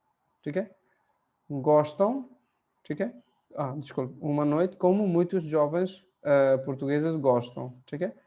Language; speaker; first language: Portuguese; non-native, fluent; Hindi